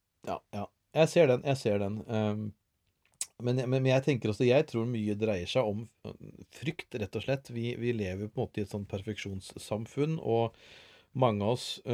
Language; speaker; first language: Norwegian; native; Norwegian